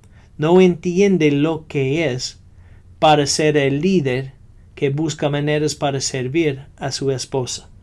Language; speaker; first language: Spanish; non-native, fluent; English